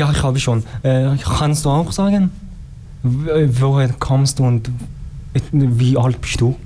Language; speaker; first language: German; non-native, learner; Persian